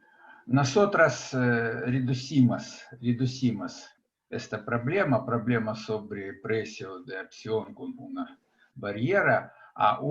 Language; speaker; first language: Spanish; non-native, fluent; Russian